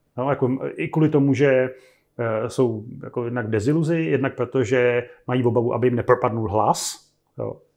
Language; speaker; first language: Czech; native; Czech